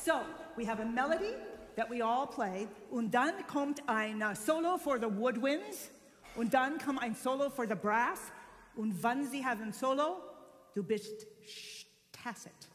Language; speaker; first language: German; non-native, learner; English